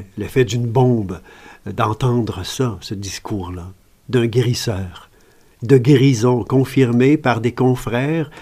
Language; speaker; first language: French; native; French